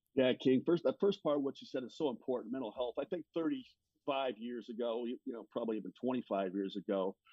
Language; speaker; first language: English; native; English